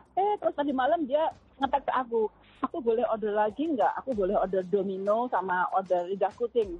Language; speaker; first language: Indonesian; native; Indonesian